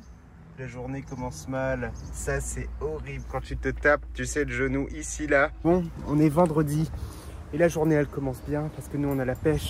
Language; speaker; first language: French; native; French